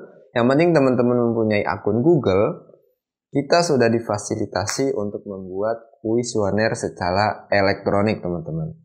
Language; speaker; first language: Indonesian; native; Indonesian